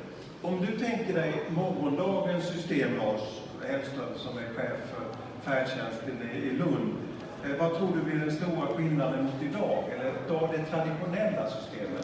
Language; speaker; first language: Swedish; native; Swedish